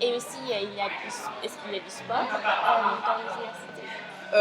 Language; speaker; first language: French; non-native, learner; English